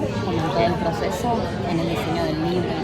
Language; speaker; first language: Spanish; native; Spanish